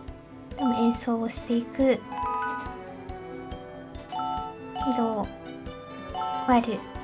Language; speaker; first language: Japanese; native; Japanese